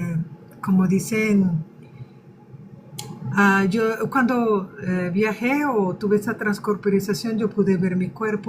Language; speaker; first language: Spanish; early bilingual, other home language; Portuguese